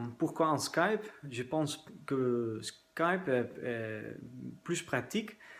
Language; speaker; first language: French; non-native, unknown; Dutch